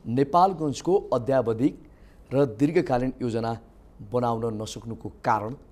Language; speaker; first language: Nepali; native; Nepali